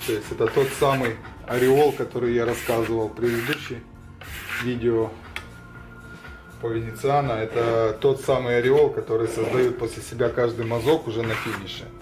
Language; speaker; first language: Russian; native; Russian